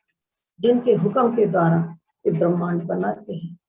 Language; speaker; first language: Hindi; native; Hindi